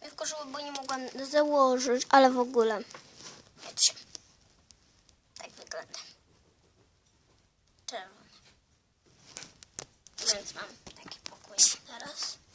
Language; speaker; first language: Polish; early bilingual, heritage; Polish